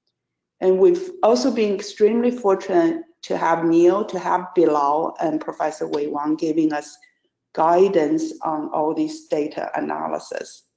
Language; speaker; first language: English; non-native, fluent; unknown